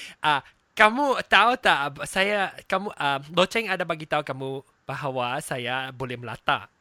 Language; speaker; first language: Malay; non-native, local second language; Chinese